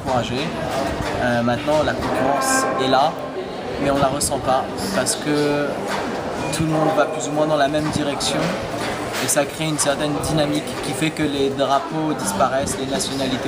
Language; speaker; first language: French; native; French